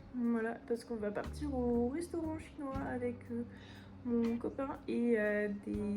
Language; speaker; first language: French; native; French